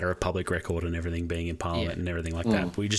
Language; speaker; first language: English; native; English